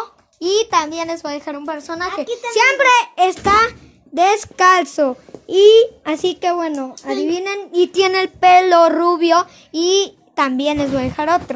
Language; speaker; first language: Spanish; native; Spanish